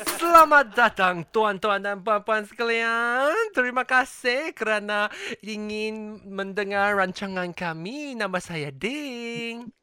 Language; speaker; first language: Malay; non-native, local second language; Chinese